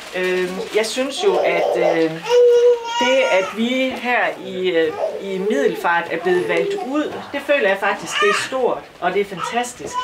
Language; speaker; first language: Danish; native; Danish